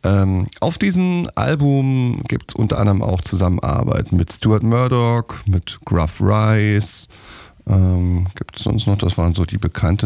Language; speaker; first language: German; native; German